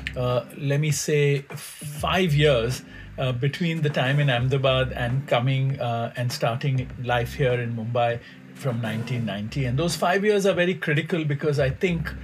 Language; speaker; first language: English; non-native, local second language; Hindi